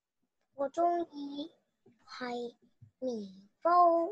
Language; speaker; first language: Cantonese; non-native, learner; Chinese